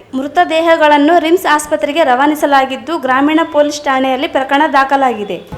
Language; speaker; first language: Kannada; native; Kannada